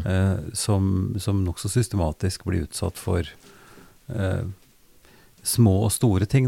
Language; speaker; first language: Norwegian; native; Norwegian